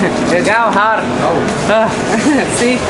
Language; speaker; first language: Arabic; non-native, learner; English